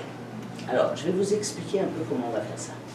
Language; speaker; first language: French; native; French